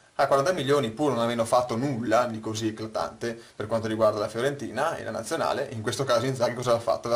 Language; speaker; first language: Italian; native; Italian